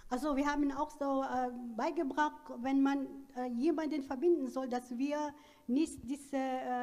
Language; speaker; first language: German; non-native, fluent; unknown